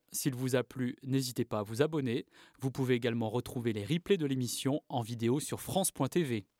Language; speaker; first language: French; native; French